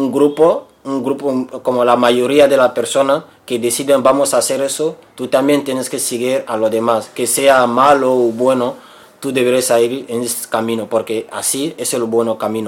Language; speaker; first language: Spanish; non-native, learner; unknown